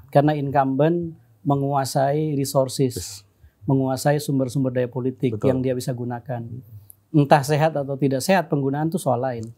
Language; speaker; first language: Indonesian; native; Indonesian